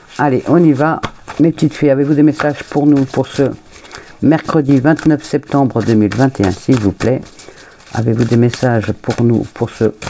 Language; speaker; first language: French; early bilingual, other home language; Portuguese